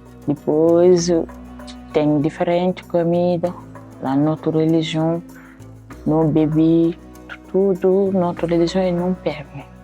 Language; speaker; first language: Portuguese; non-native, learner; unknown